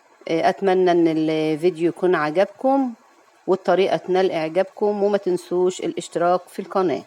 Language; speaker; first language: Arabic; native; Arabic